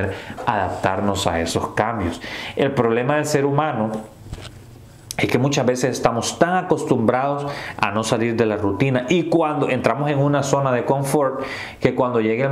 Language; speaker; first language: Spanish; native; Spanish